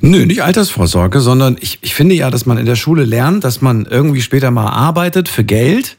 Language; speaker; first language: German; native; German